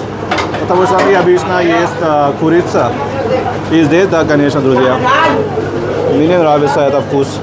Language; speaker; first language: Russian; non-native, learner; Hindi